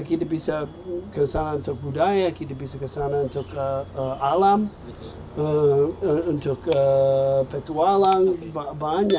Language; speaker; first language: Indonesian; non-native, fluent; English